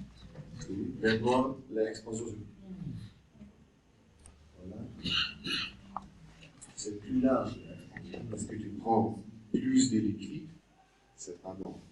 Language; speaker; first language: French; non-native, learner; German